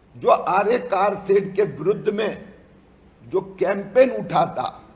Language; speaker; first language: Hindi; non-native, local second language; Gujarati